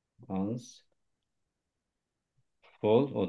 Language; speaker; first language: German; non-native, learner; Turkish